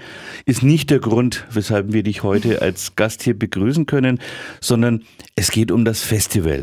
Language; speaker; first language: German; native; German